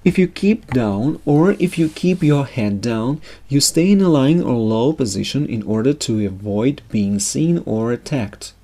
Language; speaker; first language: English; non-native, fluent; Russian